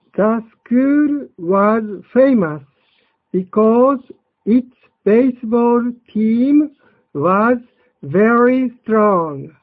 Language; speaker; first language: English; non-native, fluent; Japanese